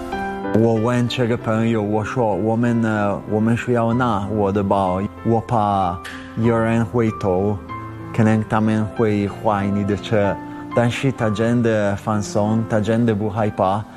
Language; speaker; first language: Chinese; non-native, learner; Italian